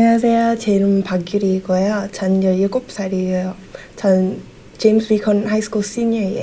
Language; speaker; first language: Korean; early bilingual, heritage; Korean